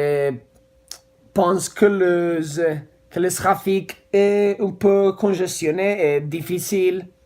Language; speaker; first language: French; non-native, learner; Spanish